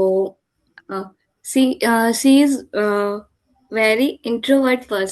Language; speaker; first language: English; non-native, learner; Hindi